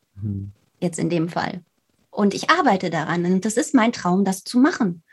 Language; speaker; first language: German; native; German